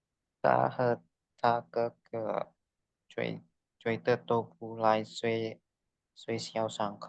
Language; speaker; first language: Chinese; non-native, learner; Indonesian